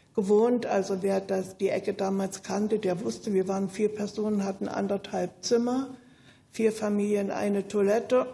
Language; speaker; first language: German; native; German